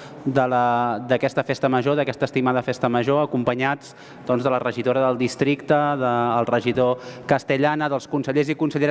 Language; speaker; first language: Catalan; native; Catalan